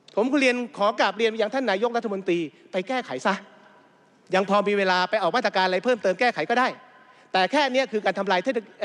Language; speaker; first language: Thai; native; Thai